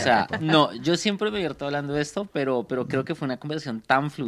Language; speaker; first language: Spanish; native; Spanish